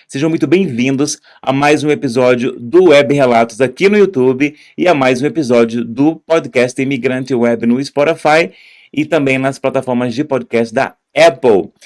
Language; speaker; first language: Portuguese; native; Portuguese